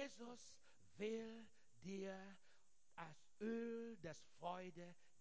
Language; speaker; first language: German; non-native, learner; English